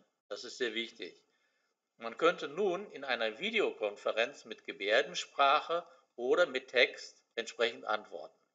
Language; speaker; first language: German; native; German